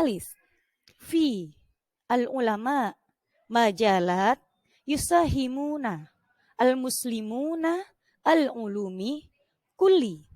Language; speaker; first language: Arabic; non-native, fluent; Indonesian